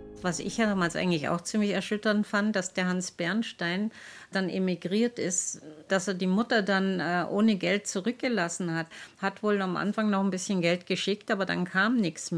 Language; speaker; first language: German; native; German